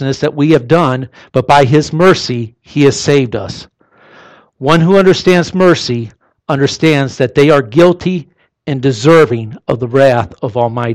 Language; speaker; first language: English; native; English